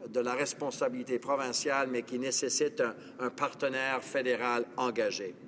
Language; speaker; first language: French; non-native, local second language; English